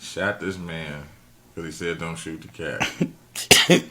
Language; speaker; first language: English; native; English